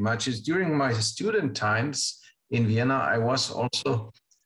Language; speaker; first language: English; non-native, fluent; Spanish